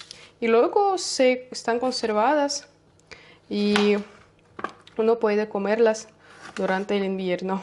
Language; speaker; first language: Spanish; non-native, learner; Russian